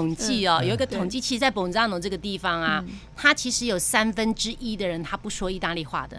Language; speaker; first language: Chinese; native; Chinese